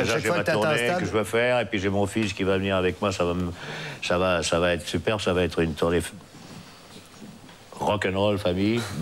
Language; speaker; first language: French; native; French